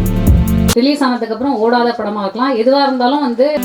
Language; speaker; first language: Tamil; native; Tamil